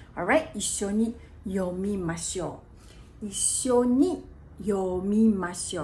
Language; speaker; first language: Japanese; non-native, fluent; Chinese